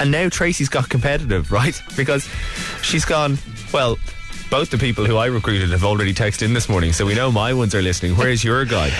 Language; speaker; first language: English; native; English